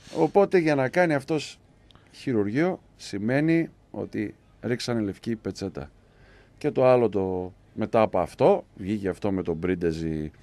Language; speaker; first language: Greek; native; Greek